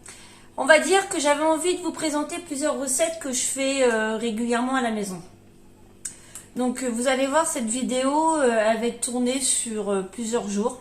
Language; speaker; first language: French; native; French